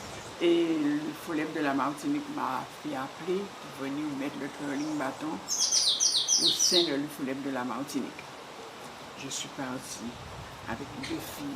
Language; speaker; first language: French; non-native, local second language; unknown